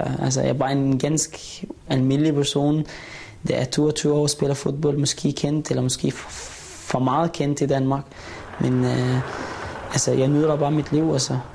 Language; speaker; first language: Danish; non-native, fluent; Arabic